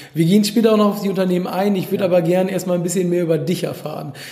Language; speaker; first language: German; native; German